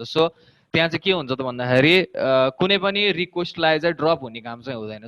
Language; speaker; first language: Nepali; native; Nepali